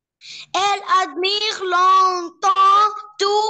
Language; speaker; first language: French; non-native, learner; Arabic